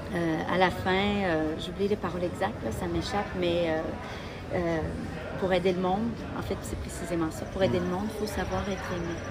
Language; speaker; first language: French; native; French